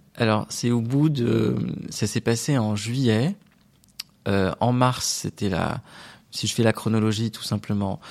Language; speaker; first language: French; non-native, local second language; Arabic